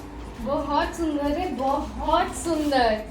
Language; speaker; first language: Hindi; non-native, local second language; Bangla